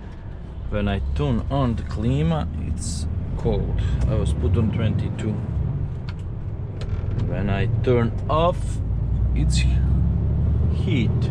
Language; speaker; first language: English; non-native, learner; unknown